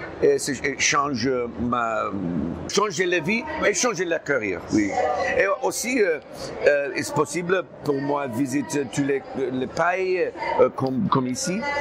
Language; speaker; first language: French; non-native, learner; English